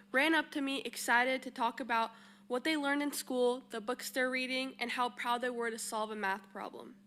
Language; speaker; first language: English; early bilingual, other home language; Spanish